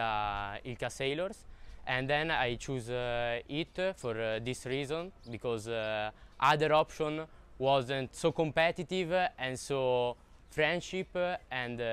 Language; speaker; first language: English; non-native, learner; Italian